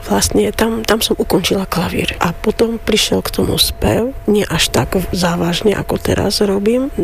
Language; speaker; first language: Slovak; non-native, fluent; Armenian